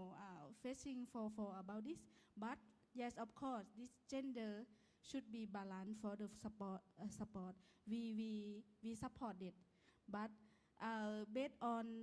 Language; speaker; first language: English; non-native, learner; Lao